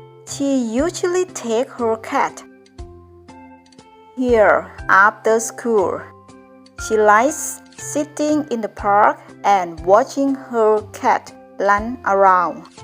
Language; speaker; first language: English; non-native, fluent; Thai